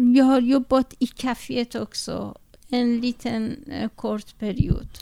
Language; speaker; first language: Swedish; non-native, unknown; Persian